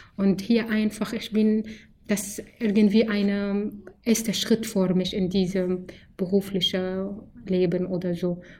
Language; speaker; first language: German; non-native, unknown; Arabic